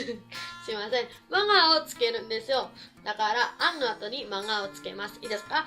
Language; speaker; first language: Japanese; non-native, fluent; Filipino